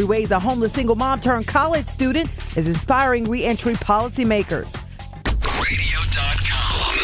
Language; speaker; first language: English; native; English